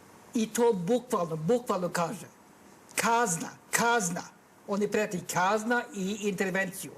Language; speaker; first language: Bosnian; non-native, learner; Norwegian